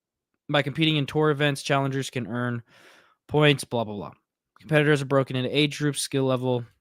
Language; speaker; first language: English; native; English